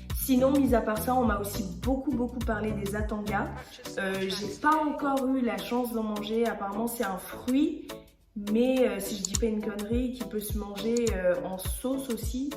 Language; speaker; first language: French; early bilingual, other home language; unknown